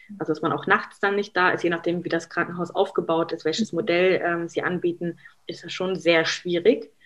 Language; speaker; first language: German; early bilingual, other home language; Arabic